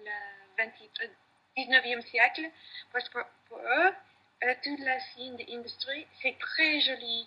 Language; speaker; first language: French; non-native, learner; English